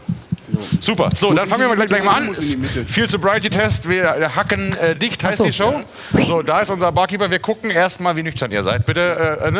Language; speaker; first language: German; native; German